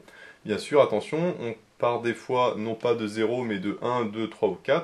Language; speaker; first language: French; native; French